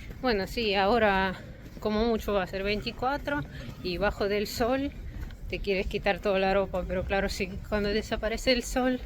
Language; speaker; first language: Spanish; non-native, fluent; Russian